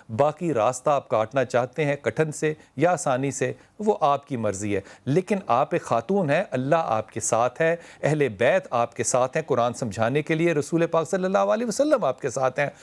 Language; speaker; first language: Urdu; native; Urdu